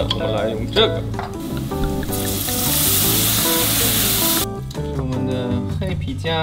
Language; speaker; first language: Chinese; non-native, fluent; German